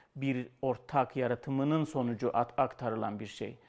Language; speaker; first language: Turkish; native; Turkish